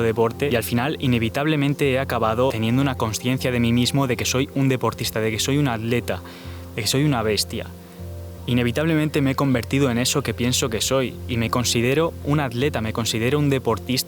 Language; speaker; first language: Spanish; native; Spanish